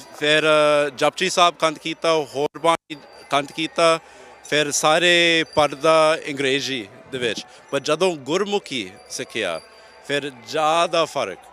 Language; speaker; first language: Punjabi; non-native, learner; English